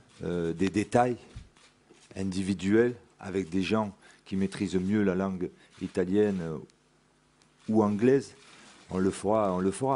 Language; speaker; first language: French; native; French